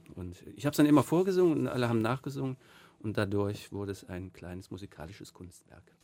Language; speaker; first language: German; native; German